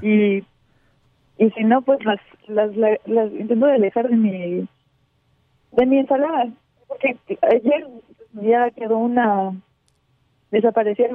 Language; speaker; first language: Spanish; early bilingual, heritage; Spanish